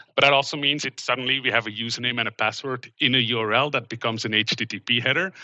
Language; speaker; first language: English; non-native, fluent; Dutch